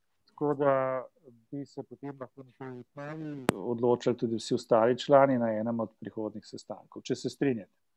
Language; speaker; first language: Slovenian; native; Slovenian